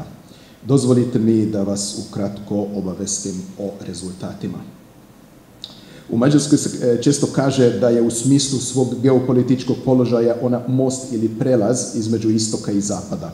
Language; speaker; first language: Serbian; non-native, fluent; Hungarian